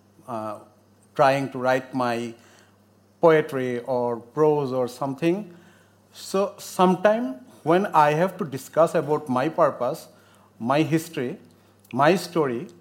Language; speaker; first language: English; non-native, local second language; Bangla